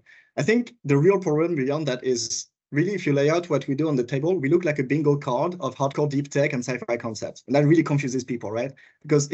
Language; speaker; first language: English; non-native, fluent; French